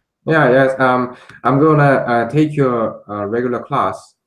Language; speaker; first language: English; non-native, learner; Korean